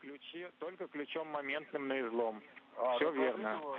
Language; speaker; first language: Russian; native; Russian